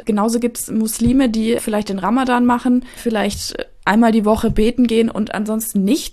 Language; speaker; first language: German; native; German